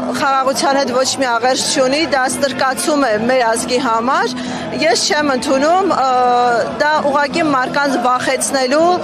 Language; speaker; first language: Armenian; native; Armenian